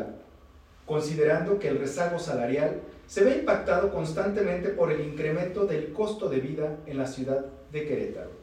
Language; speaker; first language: Spanish; native; Spanish